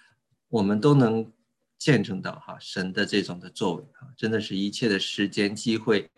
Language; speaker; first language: Chinese; native; Chinese